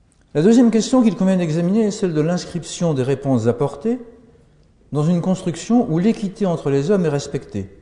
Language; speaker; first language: French; native; French